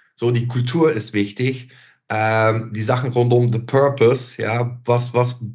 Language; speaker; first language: German; non-native, fluent; Dutch